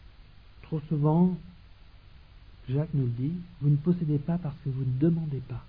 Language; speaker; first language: French; native; French